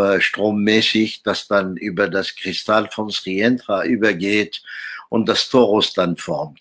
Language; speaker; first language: German; non-native, fluent; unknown